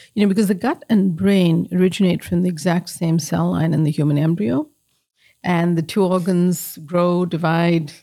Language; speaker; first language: English; native; English